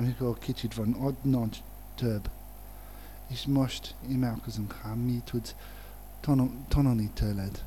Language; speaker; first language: Hungarian; non-native, learner; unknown